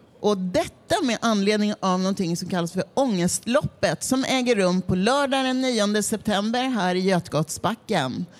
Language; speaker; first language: Swedish; native; Swedish